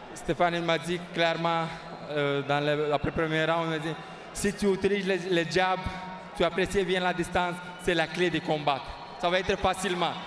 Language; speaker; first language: French; non-native, fluent; Romanian